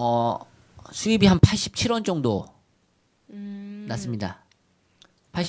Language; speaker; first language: Korean; native; Korean